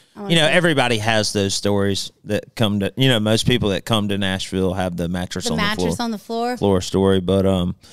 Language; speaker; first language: English; native; English